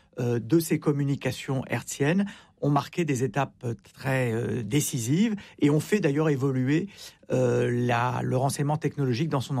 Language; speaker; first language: French; native; French